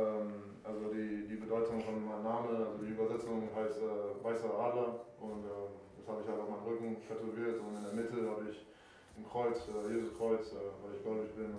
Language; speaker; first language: German; non-native, fluent; English